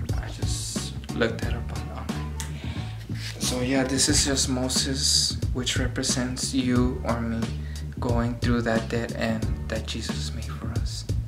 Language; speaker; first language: English; native; English